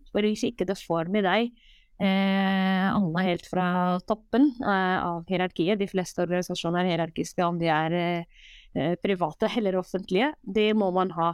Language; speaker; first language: Norwegian; non-native, fluent; Arabic